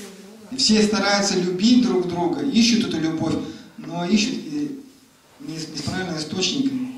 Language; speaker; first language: Russian; native; Russian